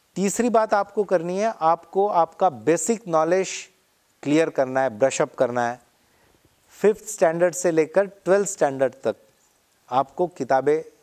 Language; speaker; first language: Hindi; non-native, local second language; Marathi